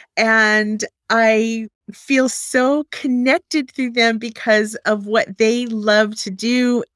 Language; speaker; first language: English; native; English